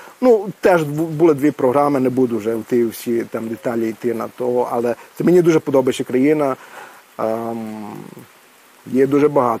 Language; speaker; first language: Ukrainian; early bilingual, heritage; Ukrainian